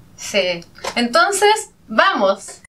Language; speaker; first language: Portuguese; non-native, learner; Spanish